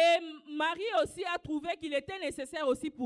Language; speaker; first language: French; non-native, local second language; Swahili